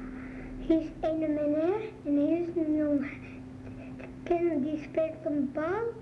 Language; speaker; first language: Dutch; early bilingual, other home language; Arabic